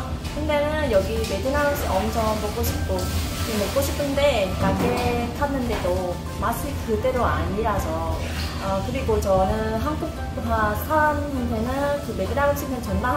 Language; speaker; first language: Korean; non-native, learner; Vietnamese